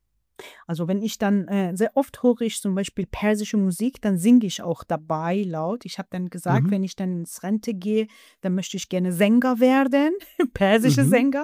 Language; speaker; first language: German; non-native, fluent; Persian